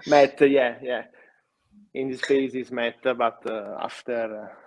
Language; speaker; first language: English; non-native, learner; Italian